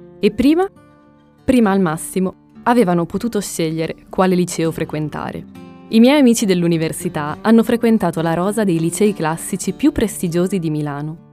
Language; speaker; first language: Italian; early bilingual, other home language; Spanish